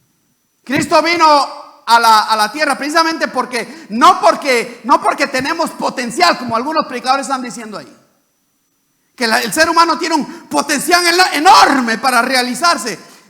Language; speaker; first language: Spanish; native; Spanish